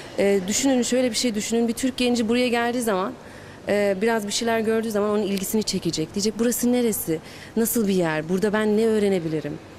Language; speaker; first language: Turkish; early bilingual, heritage; Turkish